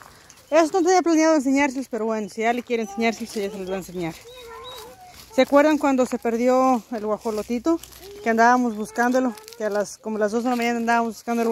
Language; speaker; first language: Spanish; native; Spanish